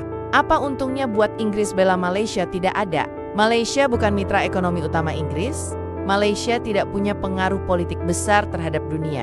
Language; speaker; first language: Indonesian; native; Indonesian